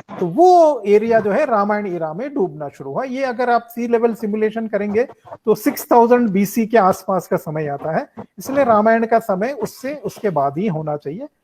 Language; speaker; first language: Hindi; native; Hindi